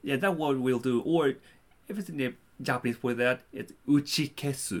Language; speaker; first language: English; non-native, fluent; Japanese